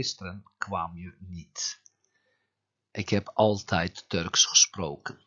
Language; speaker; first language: Dutch; non-native, fluent; Turkish